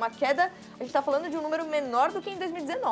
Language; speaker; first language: Portuguese; native; Portuguese